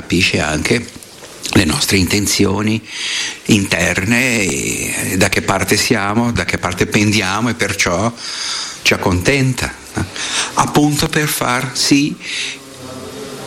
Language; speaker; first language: Italian; non-native, fluent; Portuguese